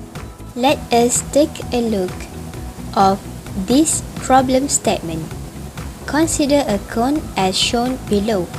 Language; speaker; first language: English; non-native, local second language; Malay